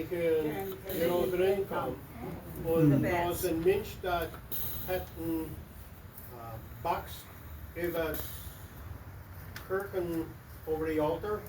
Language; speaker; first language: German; early bilingual, heritage; Low German